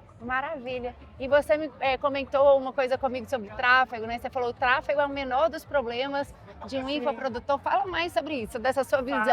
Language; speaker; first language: Portuguese; native; Portuguese